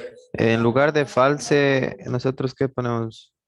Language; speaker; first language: Spanish; native; Spanish